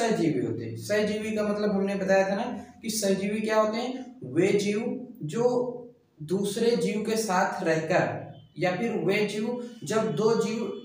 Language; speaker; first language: Hindi; native; Hindi